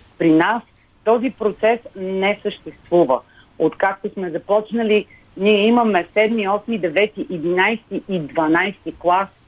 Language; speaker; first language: Bulgarian; native; Bulgarian